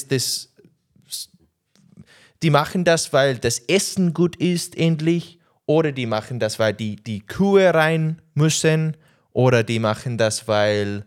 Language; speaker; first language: German; non-native, learner; English